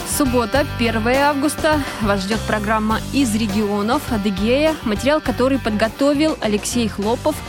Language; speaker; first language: Russian; native; Russian